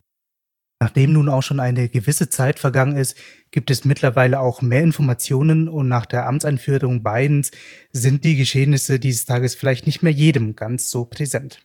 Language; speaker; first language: German; native; German